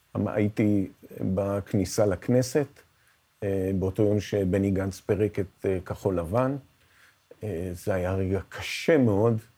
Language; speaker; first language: Hebrew; native; Hebrew